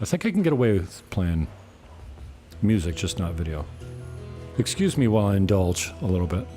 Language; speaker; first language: English; native; English